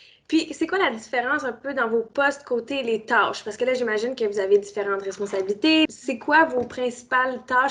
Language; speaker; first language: French; native; French